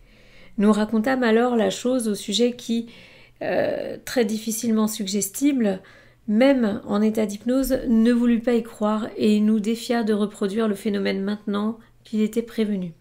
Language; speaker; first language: French; native; French